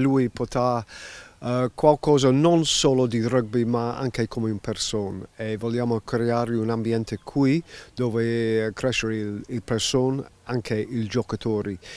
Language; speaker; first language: Italian; non-native, learner; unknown